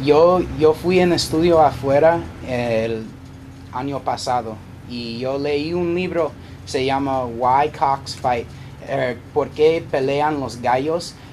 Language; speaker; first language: Spanish; non-native, learner; English